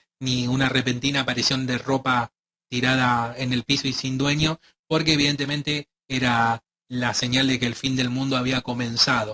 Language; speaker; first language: Spanish; native; Spanish